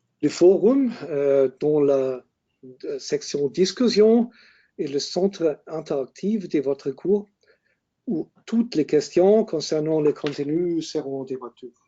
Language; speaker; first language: French; non-native, learner; German